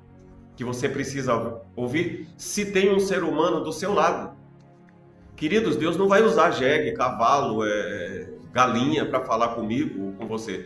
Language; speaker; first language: Portuguese; native; Portuguese